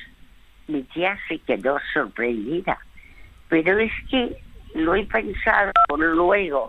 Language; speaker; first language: Spanish; early bilingual, other home language; French